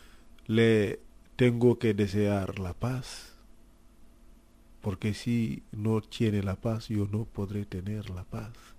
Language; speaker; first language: Spanish; non-native, fluent; Wolof